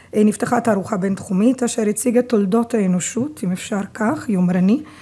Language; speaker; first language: Hebrew; non-native, fluent; Italian